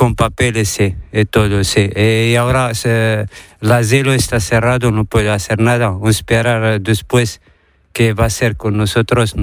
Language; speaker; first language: Spanish; non-native, learner; Arabic